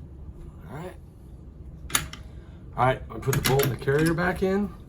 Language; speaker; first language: English; native; English